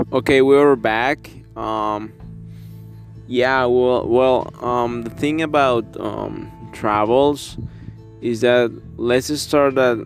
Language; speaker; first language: English; non-native, learner; Spanish